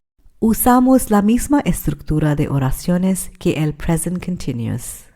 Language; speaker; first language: Spanish; non-native, fluent; English